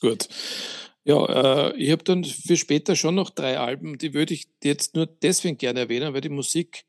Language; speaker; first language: German; native; German